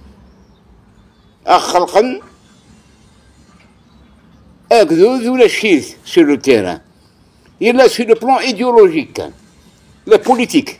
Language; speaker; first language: French; non-native, local second language; Kabyle